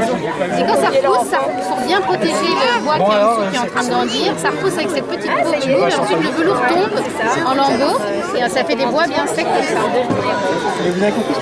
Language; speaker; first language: French; native; French